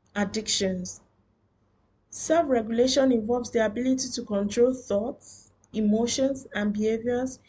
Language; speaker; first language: English; non-native, local second language; Yoruba